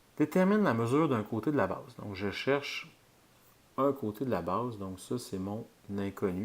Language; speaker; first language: French; native; French